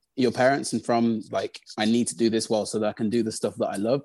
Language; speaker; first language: English; native; English